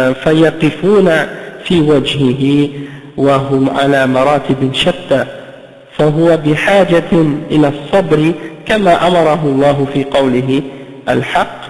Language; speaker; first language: Arabic; non-native, fluent; French